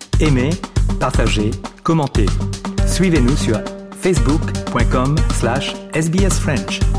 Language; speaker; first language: French; non-native, learner; English